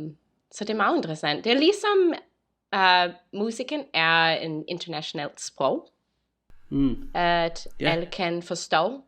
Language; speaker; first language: Danish; non-native, fluent; English